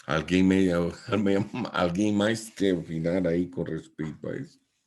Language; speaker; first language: Portuguese; non-native, fluent; Spanish